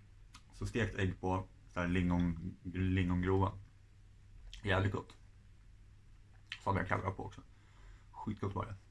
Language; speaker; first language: Swedish; native; Swedish